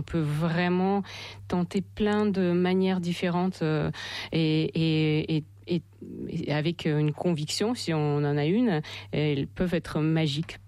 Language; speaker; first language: French; non-native, fluent; Russian